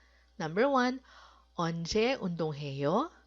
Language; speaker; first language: Korean; non-native, fluent; Filipino